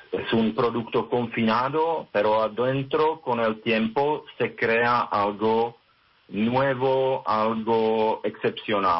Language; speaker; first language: Spanish; non-native, fluent; Czech